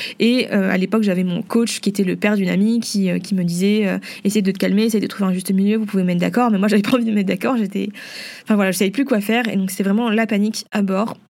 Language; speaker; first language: French; early bilingual, other home language; Vietnamese